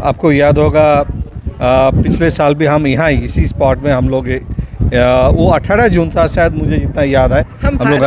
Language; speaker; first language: Hindi; non-native, local second language; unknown